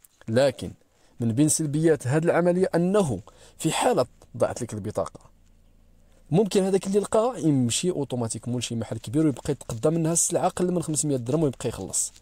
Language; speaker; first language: Arabic; native; Arabic